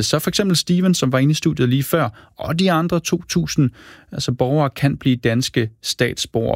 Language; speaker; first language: Danish; native; Danish